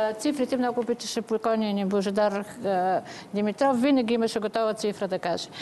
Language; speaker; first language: Bulgarian; native; Bulgarian